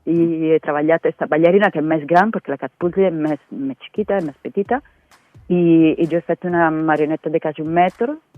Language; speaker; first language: Catalan; non-native, fluent; Italian